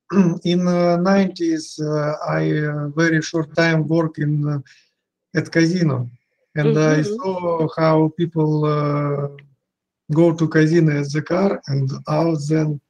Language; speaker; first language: English; non-native, learner; Russian